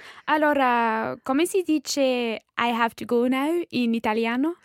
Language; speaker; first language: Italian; non-native, learner; English